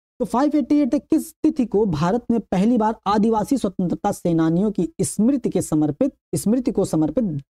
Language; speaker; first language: Hindi; native; Hindi